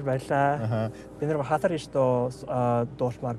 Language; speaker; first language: Mongolian; non-native, learner; English